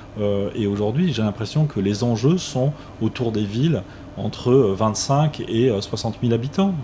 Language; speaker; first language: French; native; French